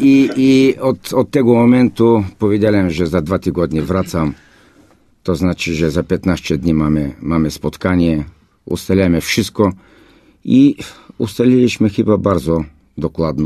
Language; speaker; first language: Polish; non-native, fluent; Bulgarian